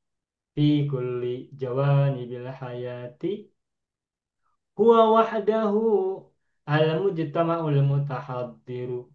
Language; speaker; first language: Arabic; non-native, fluent; Indonesian